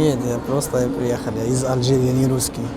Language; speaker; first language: Russian; non-native, learner; Arabic